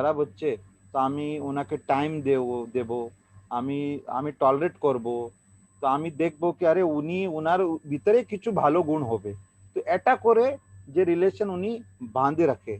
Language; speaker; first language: Bangla; non-native, learner; Hindi